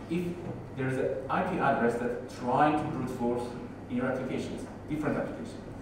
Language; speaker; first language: English; non-native, fluent; Persian